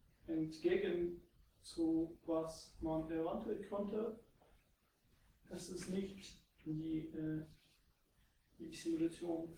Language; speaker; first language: German; non-native, fluent; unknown